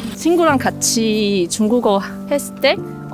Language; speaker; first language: Korean; non-native, fluent; Chinese